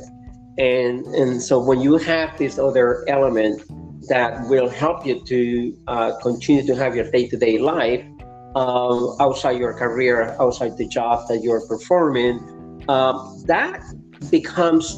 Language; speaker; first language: English; non-native, fluent; Spanish